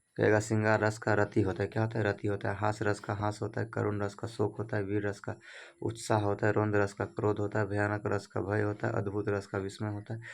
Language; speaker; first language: Hindi; native; Hindi